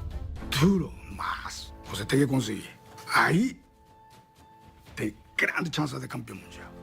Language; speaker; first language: Portuguese; non-native, learner; Japanese